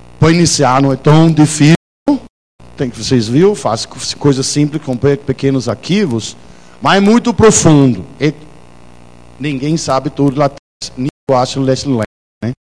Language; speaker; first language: Portuguese; non-native, fluent; Danish